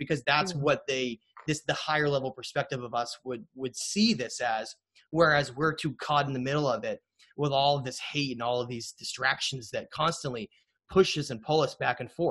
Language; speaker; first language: English; native; English